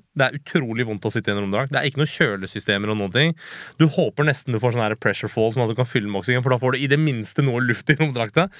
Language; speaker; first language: Norwegian; early bilingual, other home language; Persian